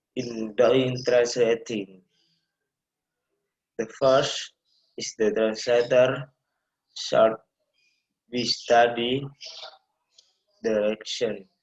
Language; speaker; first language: English; non-native, learner; Indonesian